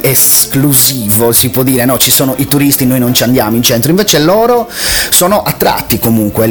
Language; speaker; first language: Italian; native; Italian